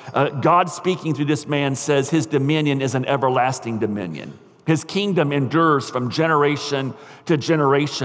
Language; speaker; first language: English; native; English